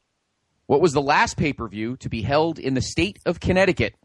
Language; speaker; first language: English; native; English